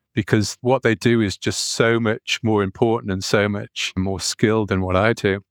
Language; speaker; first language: English; native; English